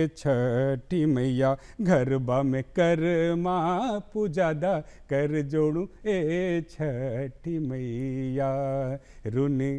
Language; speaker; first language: Hindi; native; Hindi